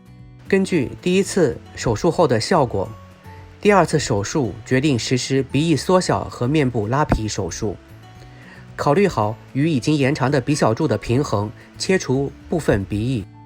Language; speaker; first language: Chinese; native; Chinese